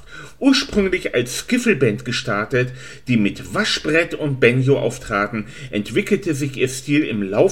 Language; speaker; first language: German; native; German